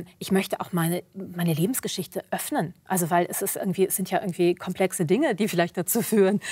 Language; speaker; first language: German; early bilingual, other home language; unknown